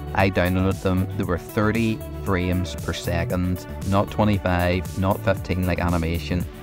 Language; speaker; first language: English; native; English